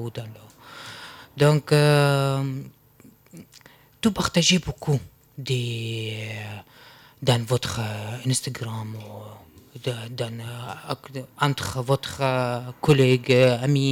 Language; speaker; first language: French; non-native, learner; Arabic